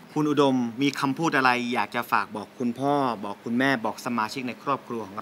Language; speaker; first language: Thai; native; Thai